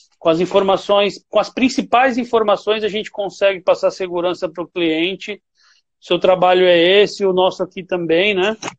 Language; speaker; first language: Portuguese; native; Portuguese